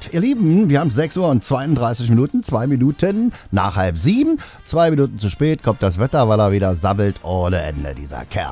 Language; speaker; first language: German; native; German